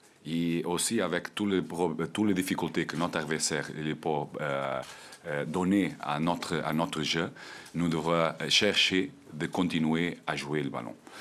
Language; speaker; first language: French; non-native, learner; Portuguese